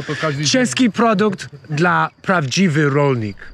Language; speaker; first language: Polish; non-native, learner; English